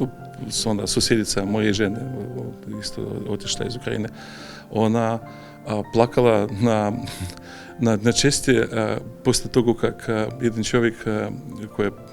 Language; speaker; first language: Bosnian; non-native, learner; Ukrainian